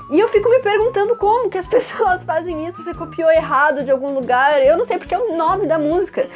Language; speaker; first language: Portuguese; native; Portuguese